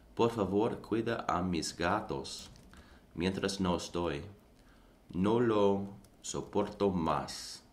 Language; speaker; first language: Spanish; non-native, learner; English